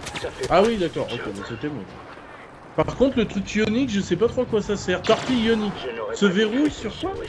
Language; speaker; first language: French; native; French